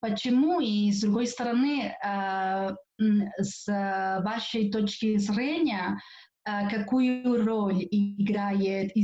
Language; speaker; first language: Russian; non-native, fluent; Catalan